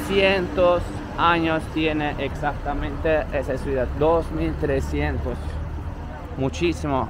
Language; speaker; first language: Spanish; non-native, fluent; Turkish